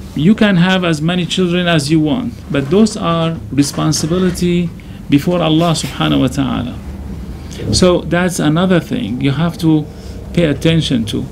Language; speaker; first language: English; non-native, fluent; Arabic